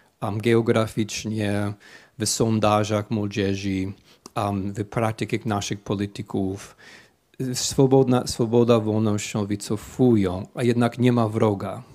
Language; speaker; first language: Polish; non-native, fluent; English